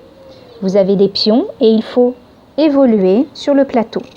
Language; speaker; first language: French; native; French